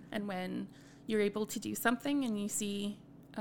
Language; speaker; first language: English; native; English